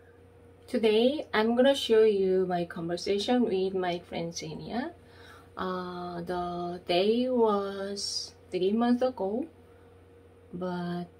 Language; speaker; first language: English; non-native, learner; Korean